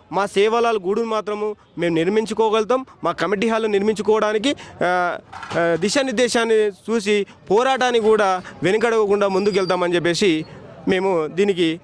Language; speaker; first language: Telugu; non-native, local second language; Lambadi